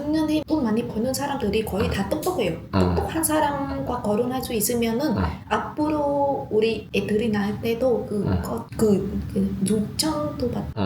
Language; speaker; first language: Korean; non-native, learner; Vietnamese